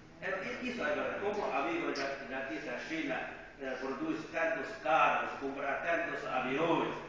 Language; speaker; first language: Portuguese; non-native, fluent; Chinese